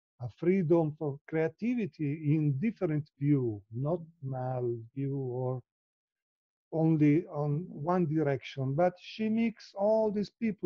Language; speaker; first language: English; non-native, learner; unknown